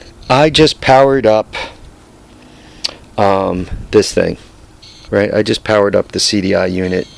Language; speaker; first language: English; native; English